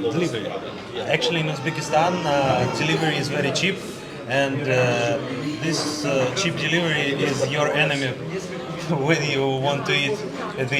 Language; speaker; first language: English; non-native, learner; Russian